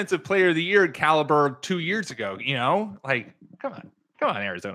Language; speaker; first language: English; native; English